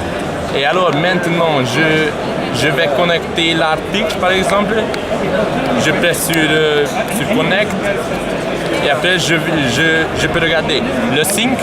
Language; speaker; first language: French; non-native, learner; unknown